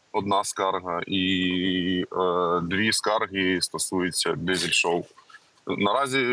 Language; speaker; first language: Ukrainian; native; Ukrainian